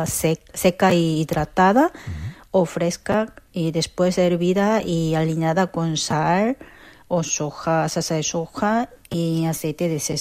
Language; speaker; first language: Spanish; non-native, fluent; Korean